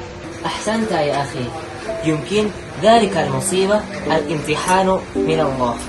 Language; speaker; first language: Arabic; non-native, learner; Indonesian